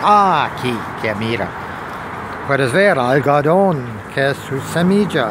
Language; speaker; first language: Spanish; non-native, learner; English